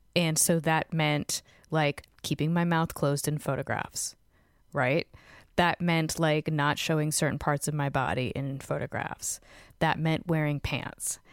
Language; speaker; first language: English; native; English